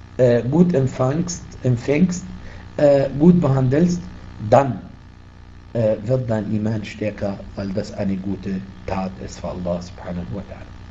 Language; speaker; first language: German; non-native, fluent; Arabic